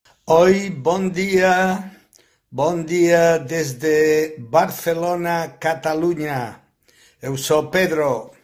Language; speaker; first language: Portuguese; non-native, fluent; Spanish